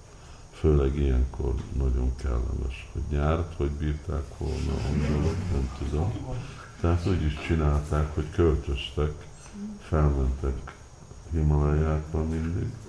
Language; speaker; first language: Hungarian; early bilingual, heritage; Hungarian